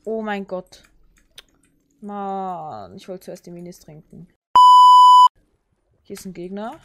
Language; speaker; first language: German; native; German